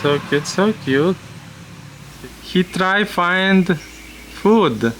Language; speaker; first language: English; non-native, learner; Russian